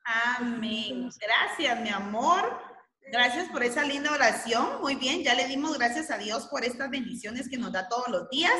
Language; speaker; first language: Spanish; native; Spanish